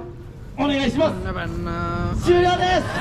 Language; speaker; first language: Japanese; native; Japanese